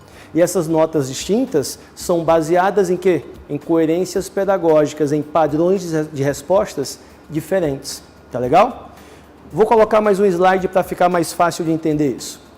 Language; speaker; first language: Portuguese; native; Portuguese